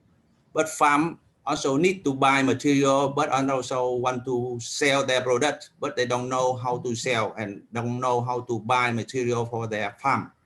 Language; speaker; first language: English; non-native, learner; Vietnamese